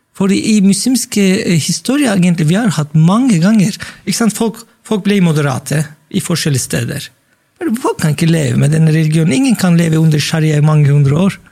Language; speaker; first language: Norwegian; non-native, fluent; Turkish